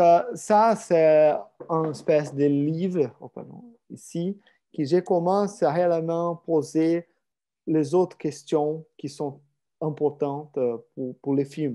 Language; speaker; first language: French; non-native, fluent; Portuguese